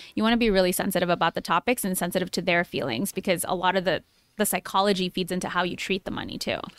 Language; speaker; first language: English; early bilingual, other home language; Spanish